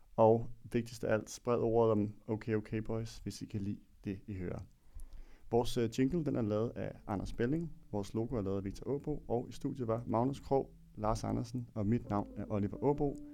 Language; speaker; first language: Danish; native; Danish